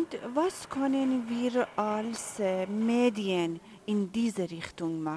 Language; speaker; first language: German; non-native, learner; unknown